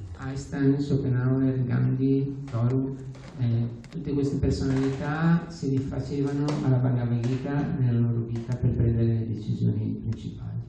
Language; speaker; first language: Italian; native; Italian